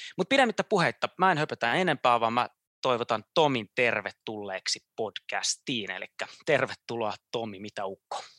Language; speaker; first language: Finnish; native; Finnish